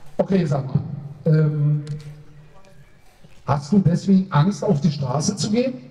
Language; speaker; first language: German; native; German